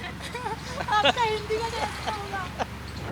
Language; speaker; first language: Hindi; native; Hindi